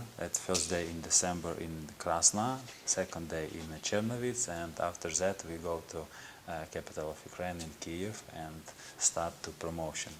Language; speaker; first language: English; non-native, learner; Ukrainian